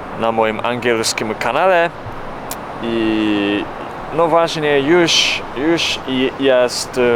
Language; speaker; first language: Polish; non-native, learner; Japanese